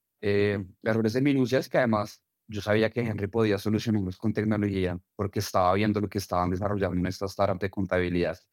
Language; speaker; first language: Spanish; native; Spanish